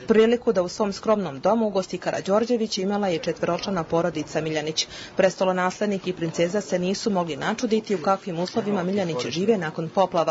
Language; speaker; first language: Bosnian; native; Bosnian